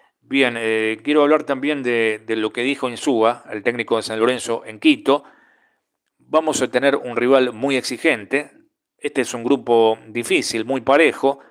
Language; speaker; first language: Spanish; native; Spanish